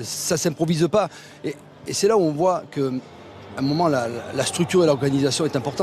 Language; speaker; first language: French; native; French